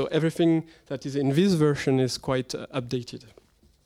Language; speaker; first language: English; non-native, fluent; French